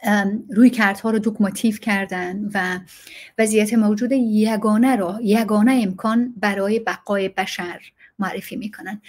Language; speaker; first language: Persian; native; Persian